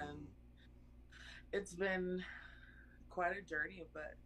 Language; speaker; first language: English; early bilingual, other home language; Spanish